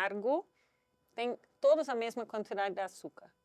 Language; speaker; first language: Portuguese; non-native, fluent; Dutch